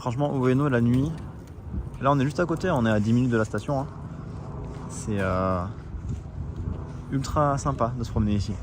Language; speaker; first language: French; native; French